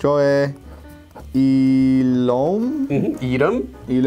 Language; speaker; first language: Korean; non-native, learner; English